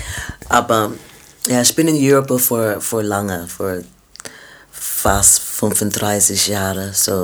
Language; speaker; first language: German; non-native, fluent; English